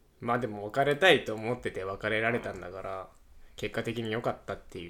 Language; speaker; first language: Japanese; native; Japanese